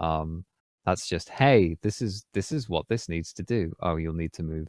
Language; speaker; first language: English; native; English